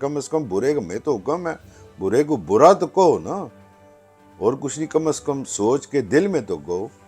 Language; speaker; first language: Urdu; non-native, local second language; Pahari-Potwari